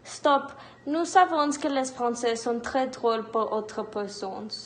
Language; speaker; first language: French; non-native, learner; English